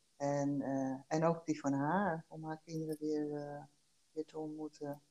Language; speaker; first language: Dutch; early bilingual, other home language; Korean